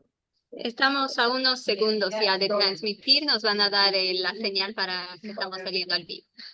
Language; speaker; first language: Spanish; native; Spanish